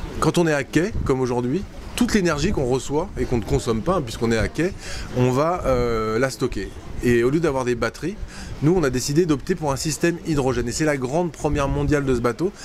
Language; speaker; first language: French; native; French